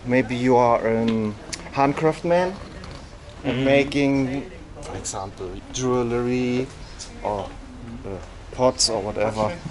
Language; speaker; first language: English; non-native, learner; German